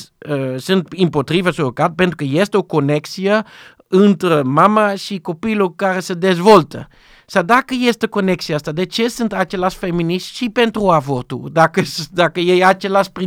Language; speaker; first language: Romanian; non-native, learner; Dutch